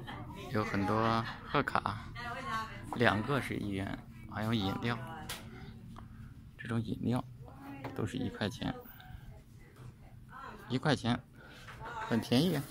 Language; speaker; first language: Chinese; native; Chinese